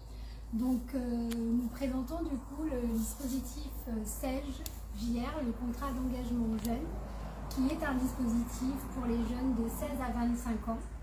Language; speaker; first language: French; native; French